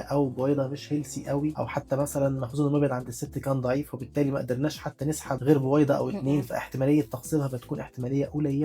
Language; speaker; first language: Arabic; native; Arabic